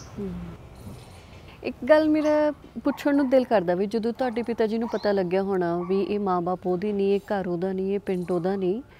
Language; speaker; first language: Punjabi; native; Punjabi